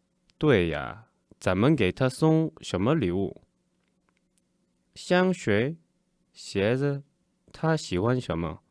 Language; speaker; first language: Chinese; non-native, fluent; Korean